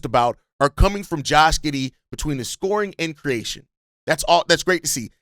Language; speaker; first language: English; native; English